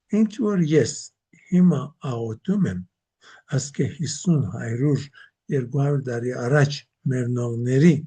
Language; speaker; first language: Armenian; early bilingual, heritage; Armenian